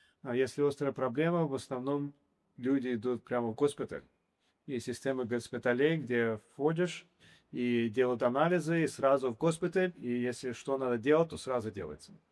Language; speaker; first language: Russian; early bilingual, heritage; English